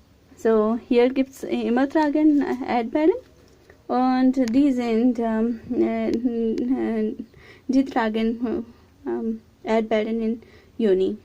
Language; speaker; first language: German; non-native, learner; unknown